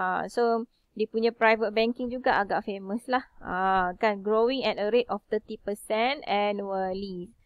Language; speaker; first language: English; non-native, local second language; Malay